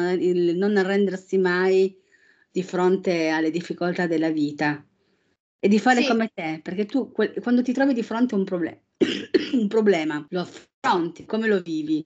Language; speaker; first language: Italian; native; Italian